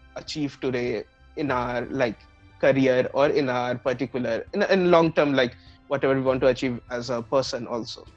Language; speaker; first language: English; non-native, local second language; Bangla